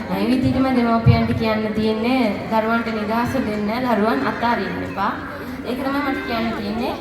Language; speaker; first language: Sinhala; non-native, local second language; Tamil